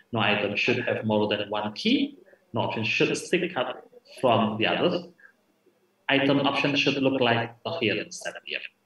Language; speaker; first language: English; non-native, fluent; Indonesian